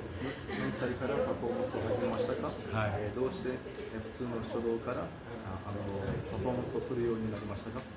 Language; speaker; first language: Japanese; non-native, fluent; Portuguese